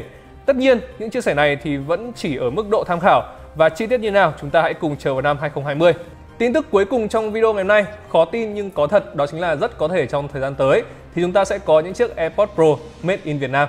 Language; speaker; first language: Vietnamese; native; Vietnamese